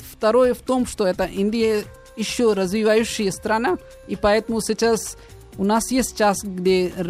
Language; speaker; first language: Russian; non-native, learner; Hindi